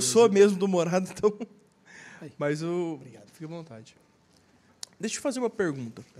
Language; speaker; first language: Portuguese; native; Portuguese